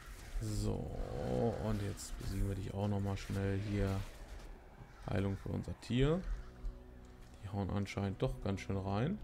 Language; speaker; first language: German; native; German